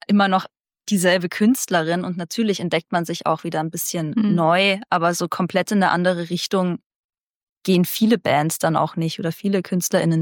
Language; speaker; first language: German; native; German